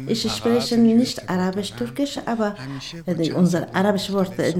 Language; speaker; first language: German; non-native, learner; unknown